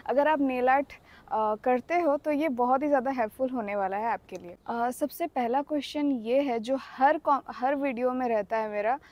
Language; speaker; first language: Hindi; non-native, local second language; Odia